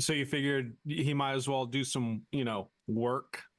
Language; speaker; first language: English; native; English